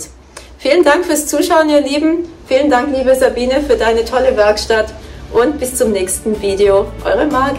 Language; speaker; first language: German; native; German